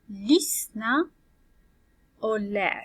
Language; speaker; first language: Swedish; non-native, fluent; Persian